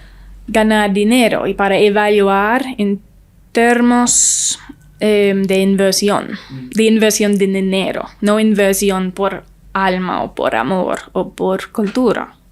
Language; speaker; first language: Spanish; non-native, learner; English